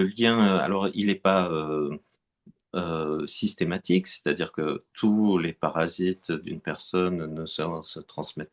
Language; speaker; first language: French; native; French